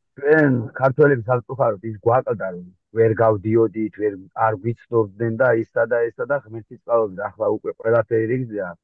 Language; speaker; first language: Georgian; non-native, local second language; Mingrelian